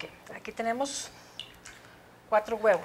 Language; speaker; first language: Spanish; native; Spanish